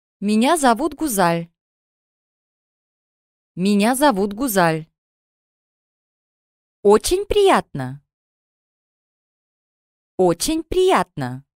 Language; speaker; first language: Russian; non-native, learner; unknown